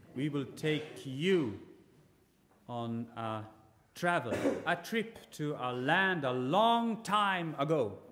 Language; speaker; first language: English; non-native, fluent; Swedish